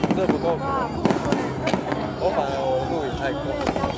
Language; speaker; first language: Chinese; native; Chinese